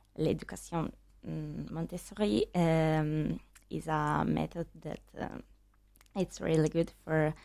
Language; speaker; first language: English; non-native, learner; Italian